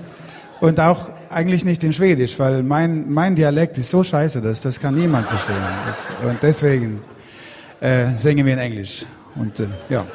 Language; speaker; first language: German; non-native, learner; Swedish